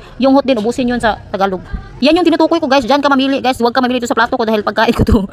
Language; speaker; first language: Filipino; non-native, local second language; Cebuano